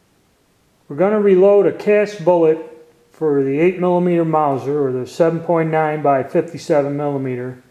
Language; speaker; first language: English; native; English